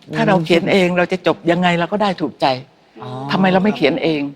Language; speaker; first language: Thai; native; Thai